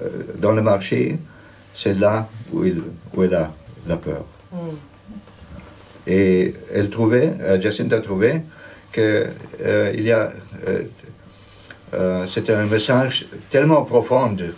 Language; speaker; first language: French; non-native, fluent; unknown